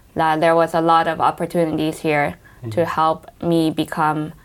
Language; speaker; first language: English; native; English